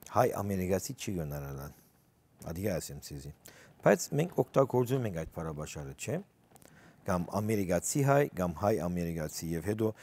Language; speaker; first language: Armenian; early bilingual, heritage; Armenian